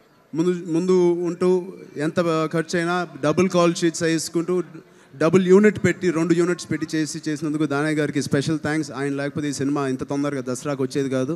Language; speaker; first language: Telugu; native; Telugu